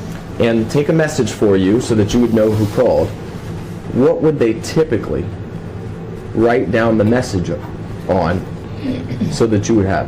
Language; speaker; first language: English; native; English